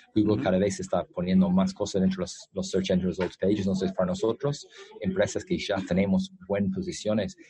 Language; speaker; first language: Spanish; non-native, fluent; English